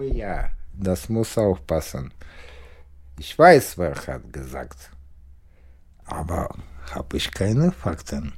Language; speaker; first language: German; non-native, learner; Russian